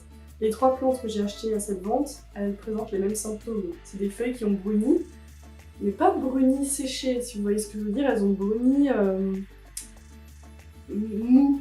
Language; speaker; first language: French; native; French